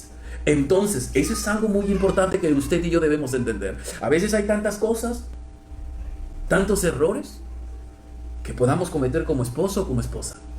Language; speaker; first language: Spanish; native; Spanish